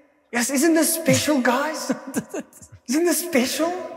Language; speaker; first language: English; non-native, local second language; Afrikaans